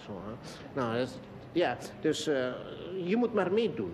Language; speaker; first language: Dutch; non-native, local second language; Indonesian